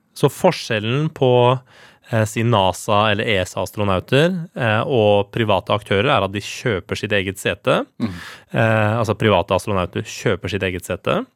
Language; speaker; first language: Norwegian; early bilingual, other home language; Persian